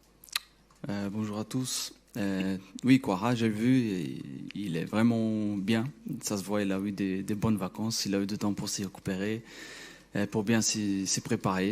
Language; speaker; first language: French; non-native, fluent; Portuguese